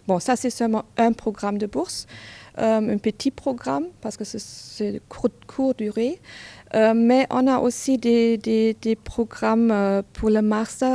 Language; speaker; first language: French; non-native, fluent; German